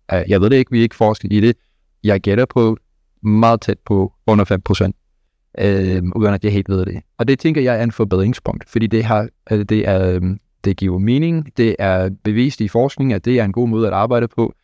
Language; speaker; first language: Danish; non-native, fluent; English